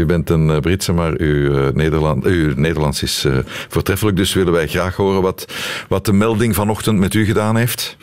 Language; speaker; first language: Dutch; native; Dutch